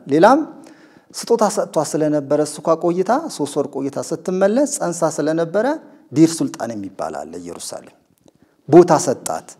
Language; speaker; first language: Amharic; non-native, local second language; Sebat Bet Gurage